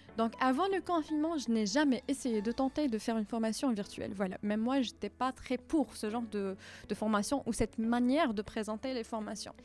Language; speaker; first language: French; non-native, local second language; Arabic